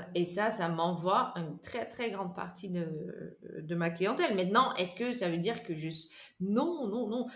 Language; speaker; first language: French; non-native, fluent; Dutch